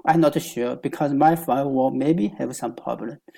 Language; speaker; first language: English; non-native, learner; Chinese